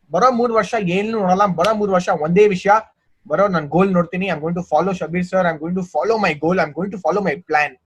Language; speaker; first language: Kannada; non-native, local second language; Hindi